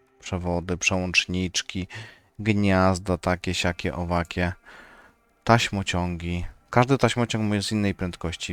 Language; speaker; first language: Polish; native; Polish